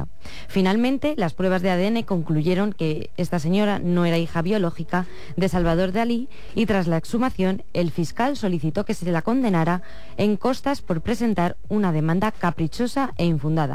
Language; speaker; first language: Spanish; native; Spanish